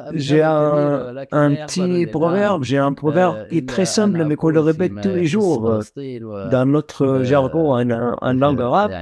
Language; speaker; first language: French; non-native, fluent; Arabic